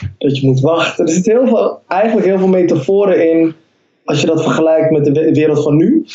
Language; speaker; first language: Dutch; early bilingual, other home language; Somali